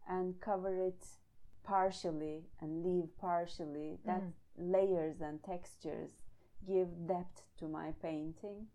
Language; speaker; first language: English; non-native, fluent; Turkish